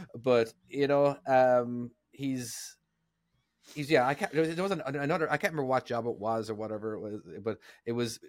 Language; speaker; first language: English; native; English